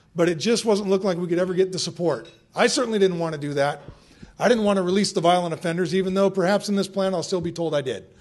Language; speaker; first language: English; native; English